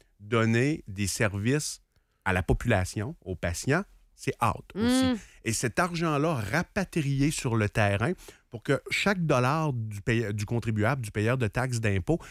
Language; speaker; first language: French; native; French